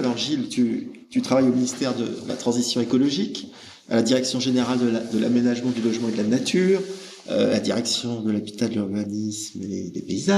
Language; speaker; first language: French; native; French